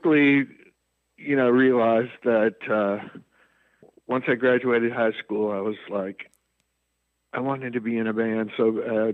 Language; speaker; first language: English; native; English